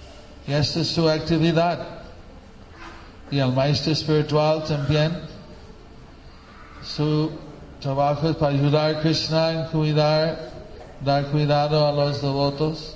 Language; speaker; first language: Spanish; non-native, fluent; English